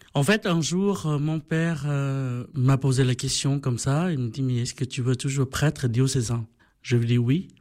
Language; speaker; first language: French; non-native, fluent; Vietnamese